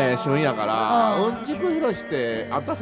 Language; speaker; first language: Japanese; native; Japanese